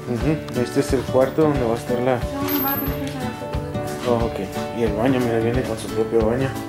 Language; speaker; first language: Spanish; native; Spanish